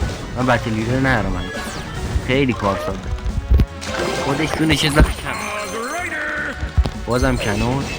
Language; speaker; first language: Persian; native; Persian